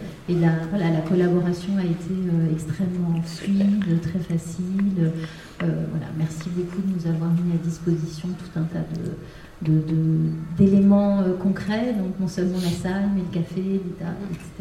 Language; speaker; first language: French; native; French